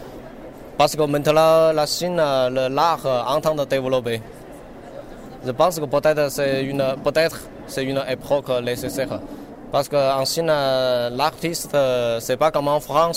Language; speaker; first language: French; non-native, learner; Chinese